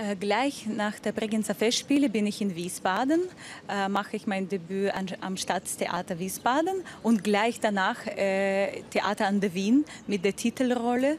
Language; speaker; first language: German; non-native, fluent; Russian